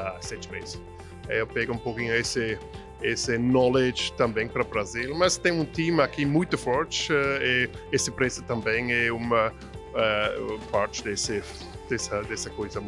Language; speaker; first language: Portuguese; non-native, fluent; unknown